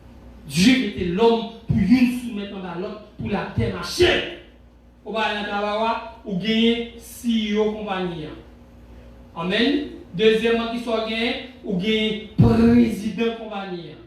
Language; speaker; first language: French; non-native, local second language; Haitian Creole